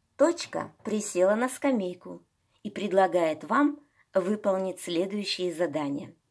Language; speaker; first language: Russian; native; Russian